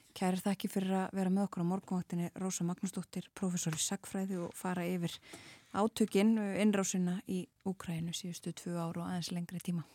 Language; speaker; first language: Icelandic; native; Icelandic